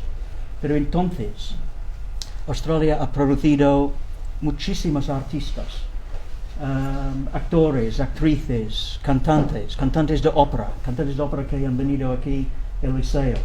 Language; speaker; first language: Spanish; non-native, learner; English